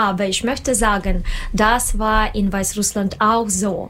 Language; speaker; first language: German; non-native, learner; Russian